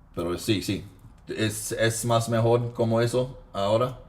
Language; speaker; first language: Spanish; non-native, learner; English